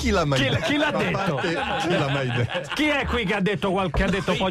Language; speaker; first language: Italian; native; Italian